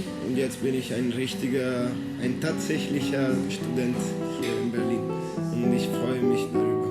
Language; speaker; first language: German; non-native, fluent; Italian